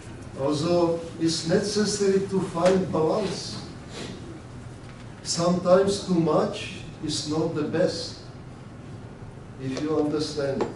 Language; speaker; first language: English; non-native, learner; Czech